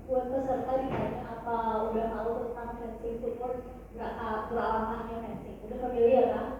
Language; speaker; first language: Indonesian; native; Indonesian